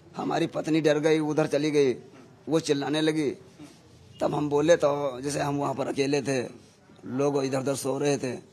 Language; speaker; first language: Hindi; native; Hindi